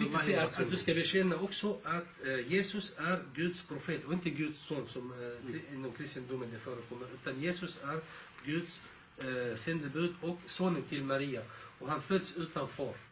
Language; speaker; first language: Swedish; early bilingual, other home language; Arabic